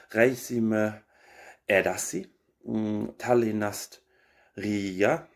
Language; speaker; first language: Estonian; non-native, learner; German